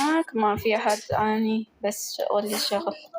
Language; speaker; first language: Arabic; non-native, learner; Amharic